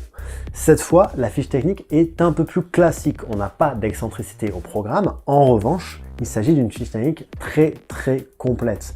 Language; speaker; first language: French; native; French